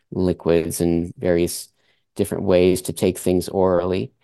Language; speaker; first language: English; early bilingual, other home language; French